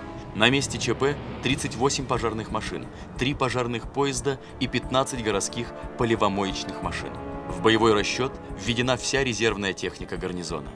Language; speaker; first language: Russian; native; Russian